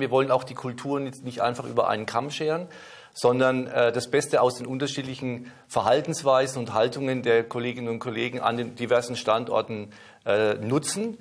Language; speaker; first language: German; native; German